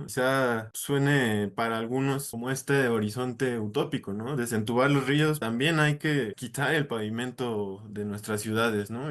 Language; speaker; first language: Spanish; native; Spanish